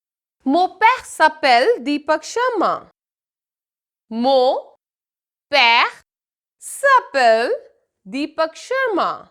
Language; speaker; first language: French; non-native, fluent; Hindi